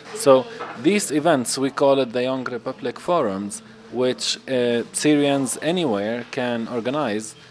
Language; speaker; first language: English; non-native, fluent; Arabic